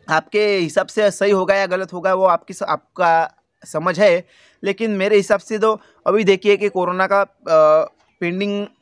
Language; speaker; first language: Hindi; non-native, local second language; Marathi